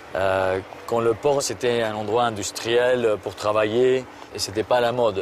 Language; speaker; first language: French; non-native, fluent; Spanish